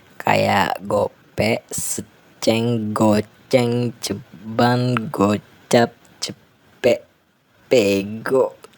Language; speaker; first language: Indonesian; non-native, local second language; Minangkabau